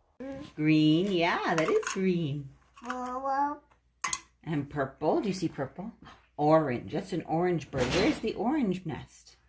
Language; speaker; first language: English; native; English